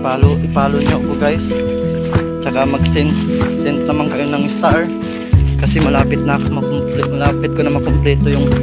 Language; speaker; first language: Filipino; non-native, local second language; Surigaonon